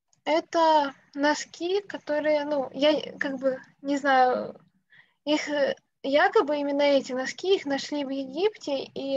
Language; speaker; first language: Russian; native; Russian